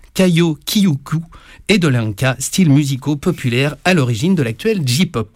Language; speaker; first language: French; native; French